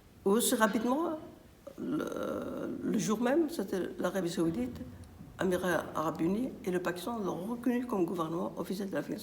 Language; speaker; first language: French; non-native, fluent; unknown